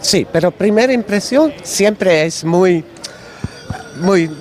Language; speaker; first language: Spanish; non-native, learner; Dutch